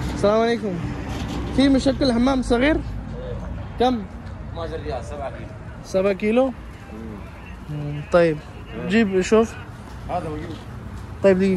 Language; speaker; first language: Arabic; non-native, learner; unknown